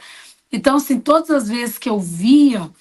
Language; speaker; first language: Portuguese; native; Portuguese